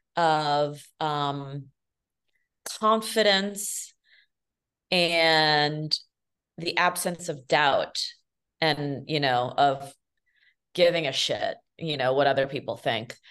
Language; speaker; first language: English; early bilingual, other home language; Spanish